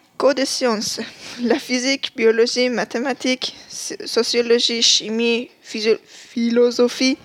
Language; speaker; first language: French; non-native, learner; Persian